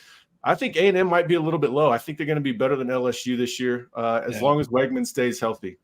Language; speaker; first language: English; native; English